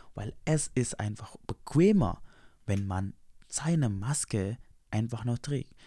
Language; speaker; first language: German; non-native, fluent; Indonesian